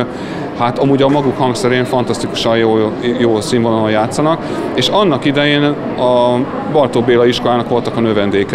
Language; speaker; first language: Hungarian; native; Hungarian